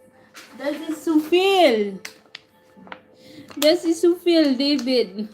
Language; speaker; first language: German; non-native, learner; Filipino